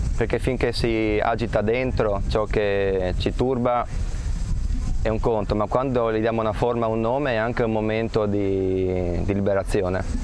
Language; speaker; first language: Italian; native; Italian